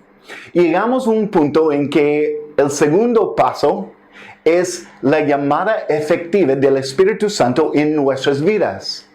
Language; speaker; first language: Spanish; non-native, fluent; English